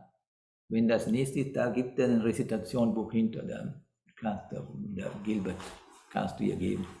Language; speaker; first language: German; non-native, fluent; Sinhala